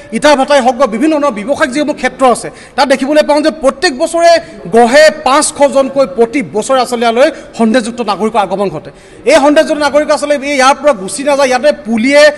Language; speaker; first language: Assamese; native; Assamese